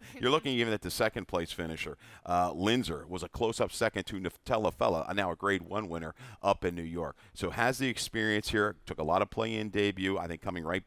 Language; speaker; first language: English; native; English